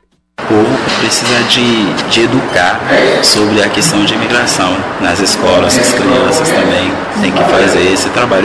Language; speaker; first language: Portuguese; non-native, fluent; Haitian Creole